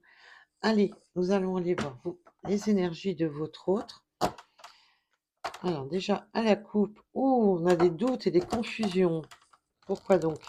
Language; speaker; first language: French; native; French